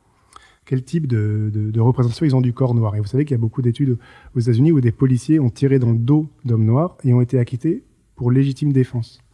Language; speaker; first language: French; native; French